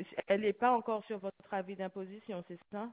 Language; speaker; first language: French; native; French